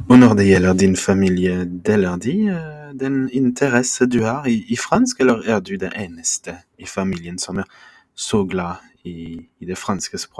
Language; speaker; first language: Norwegian; non-native, fluent; French